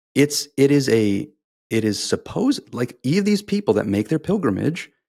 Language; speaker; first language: English; native; English